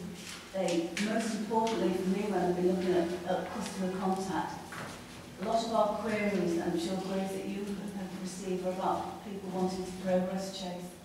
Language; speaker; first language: English; native; English